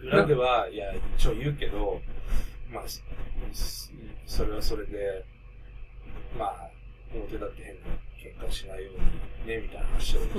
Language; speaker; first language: Japanese; native; Japanese